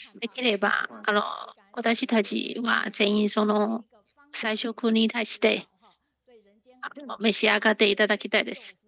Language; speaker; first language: Japanese; non-native, learner; Chinese